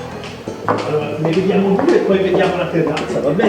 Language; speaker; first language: Italian; native; Italian